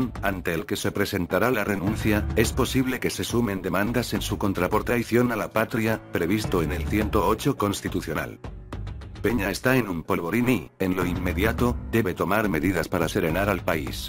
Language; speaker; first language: Spanish; native; Spanish